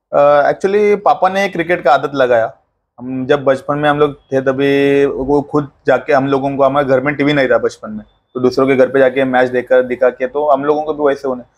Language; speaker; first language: Hindi; non-native, local second language; Marathi